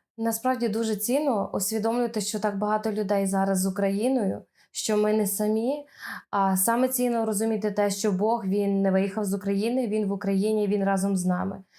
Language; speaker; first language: Ukrainian; native; Ukrainian